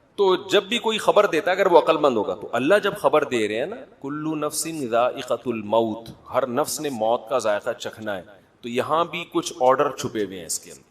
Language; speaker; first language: Urdu; native; Urdu